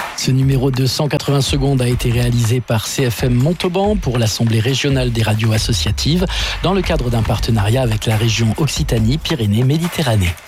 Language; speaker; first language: French; native; French